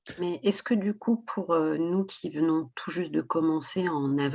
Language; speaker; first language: French; native; French